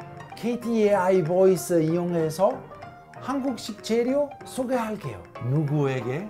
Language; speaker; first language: Korean; non-native, learner; Italian